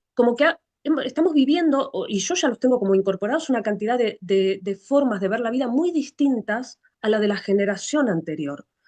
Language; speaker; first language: Spanish; native; Spanish